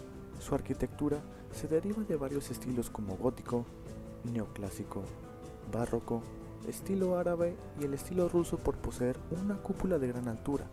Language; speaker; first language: Spanish; native; Spanish